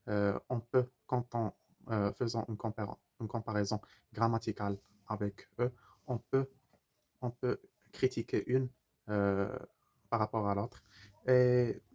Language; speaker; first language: French; non-native, fluent; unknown